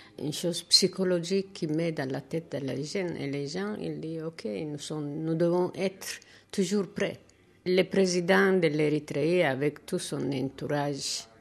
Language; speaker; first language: French; non-native, learner; Tigrinya